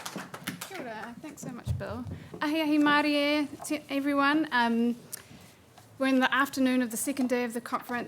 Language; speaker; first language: English; native; English